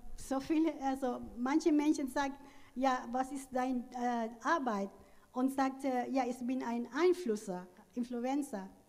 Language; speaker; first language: German; non-native, fluent; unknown